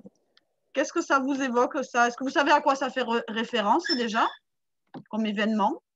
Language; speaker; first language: French; native; French